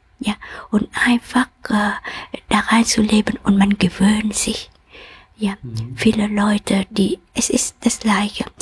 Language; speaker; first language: German; non-native, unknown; Vietnamese